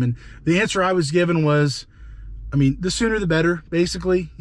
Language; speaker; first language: English; native; English